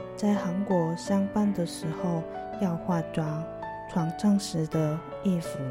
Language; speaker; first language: Chinese; non-native, fluent; Korean